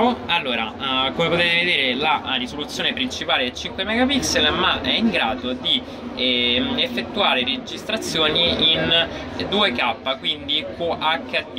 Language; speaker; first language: Italian; native; Italian